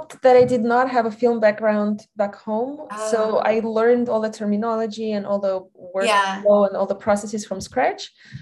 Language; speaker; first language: English; non-native, fluent; Russian